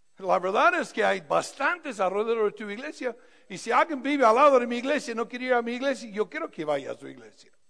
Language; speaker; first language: Spanish; non-native, fluent; English